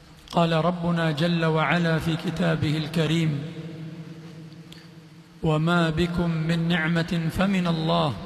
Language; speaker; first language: Arabic; non-native, fluent; Swahili